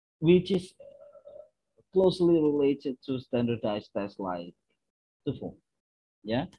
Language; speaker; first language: English; non-native, fluent; Indonesian